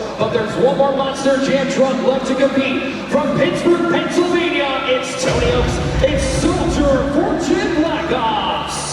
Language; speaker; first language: English; native; English